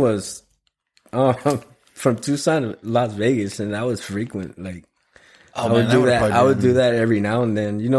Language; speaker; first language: English; early bilingual, other home language; Spanish